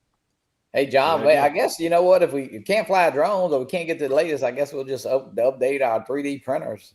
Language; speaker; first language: English; native; English